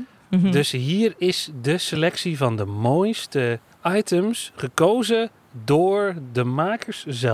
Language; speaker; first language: Dutch; native; Dutch